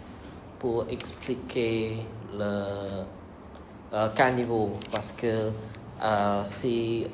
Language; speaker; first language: French; non-native, learner; Vietnamese